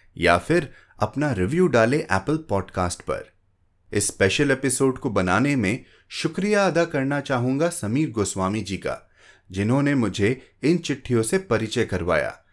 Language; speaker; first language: Hindi; native; Hindi